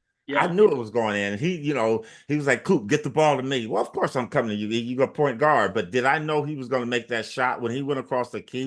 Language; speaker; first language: English; native; English